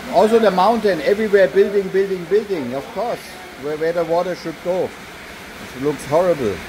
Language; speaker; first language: English; non-native, learner; German